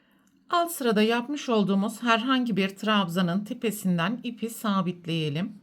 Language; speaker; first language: Turkish; native; Turkish